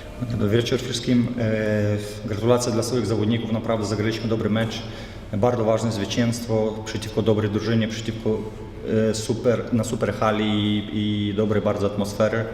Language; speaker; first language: Polish; non-native, fluent; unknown